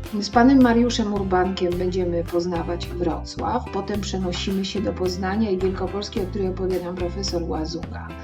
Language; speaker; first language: Polish; native; Polish